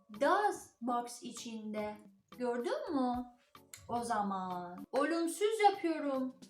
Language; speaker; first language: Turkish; non-native, learner; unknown